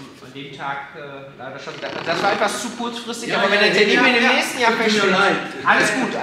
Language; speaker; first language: German; native; German